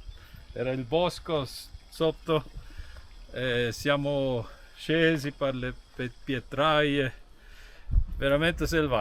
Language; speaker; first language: Italian; non-native, fluent; German